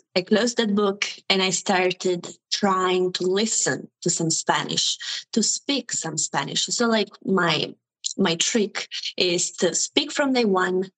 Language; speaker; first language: English; non-native, fluent; Italian